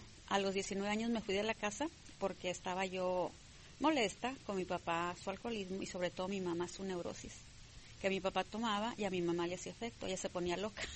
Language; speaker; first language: Spanish; native; Spanish